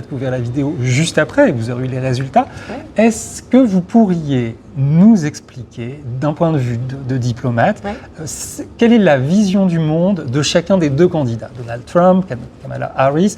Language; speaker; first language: French; native; French